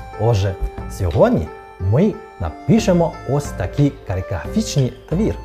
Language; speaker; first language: Ukrainian; non-native, fluent; Chinese